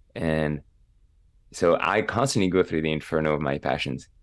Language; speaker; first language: English; non-native, fluent; French